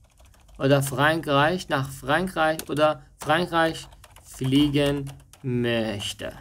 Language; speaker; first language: German; non-native, fluent; Persian